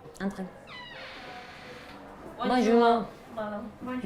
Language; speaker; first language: French; non-native, learner; Spanish